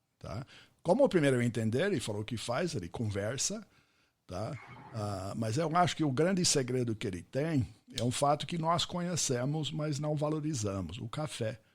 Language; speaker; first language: Portuguese; non-native, fluent; English